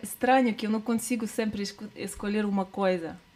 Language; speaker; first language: Portuguese; non-native, learner; Russian